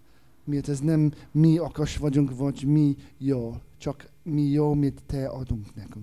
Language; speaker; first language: Hungarian; non-native, learner; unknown